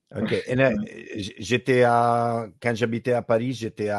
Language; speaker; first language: French; non-native, learner; Italian